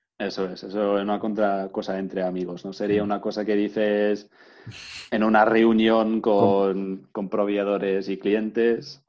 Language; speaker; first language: Spanish; non-native, fluent; English